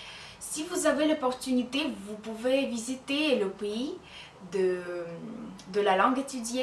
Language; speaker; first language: French; non-native, fluent; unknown